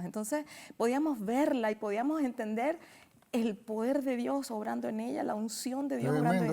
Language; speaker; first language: Spanish; native; Spanish